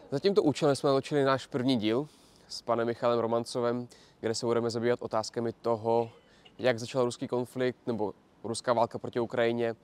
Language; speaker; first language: Czech; non-native, fluent; Ukrainian